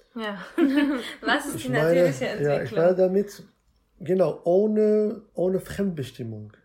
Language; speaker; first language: German; non-native, fluent; Arabic